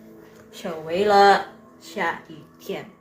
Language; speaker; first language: Chinese; non-native, fluent; Indonesian